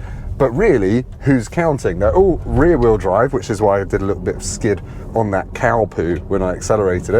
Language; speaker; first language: English; native; English